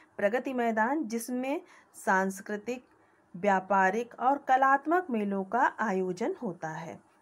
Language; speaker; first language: Hindi; native; Hindi